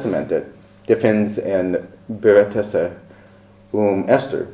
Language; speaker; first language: Swedish; non-native, learner; English